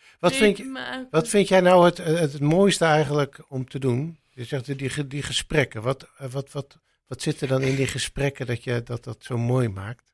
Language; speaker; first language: Dutch; native; Dutch